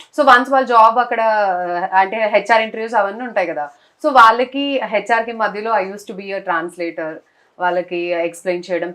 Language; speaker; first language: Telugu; non-native, local second language; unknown